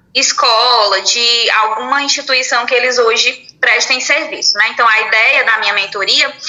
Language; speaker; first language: Portuguese; native; Portuguese